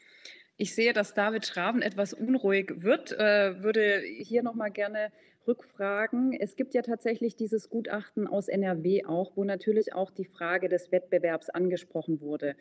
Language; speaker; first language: German; native; German